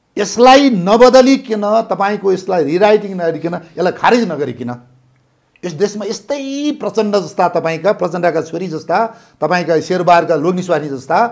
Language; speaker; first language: Nepali; native; Nepali